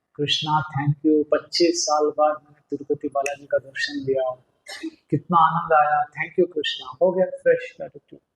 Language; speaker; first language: Hindi; non-native, local second language; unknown